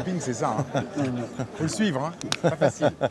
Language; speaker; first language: French; native; French